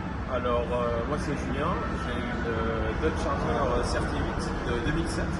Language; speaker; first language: French; native; French